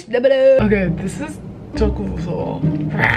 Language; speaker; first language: Korean; non-native, fluent; English